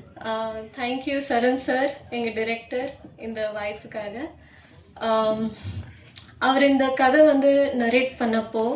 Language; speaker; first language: Tamil; non-native, local second language; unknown